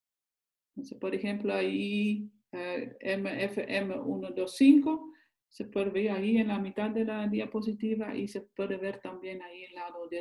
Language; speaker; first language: Spanish; non-native, fluent; Dutch